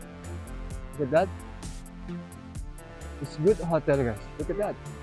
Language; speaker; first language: English; non-native, learner; Indonesian